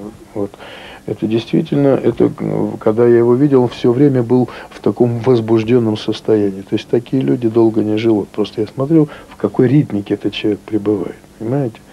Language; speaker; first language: Russian; native; Russian